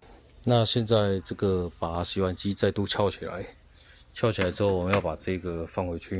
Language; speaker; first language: Chinese; native; Chinese